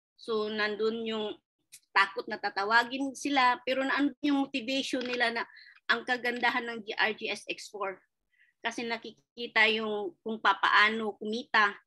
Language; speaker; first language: Filipino; non-native, local second language; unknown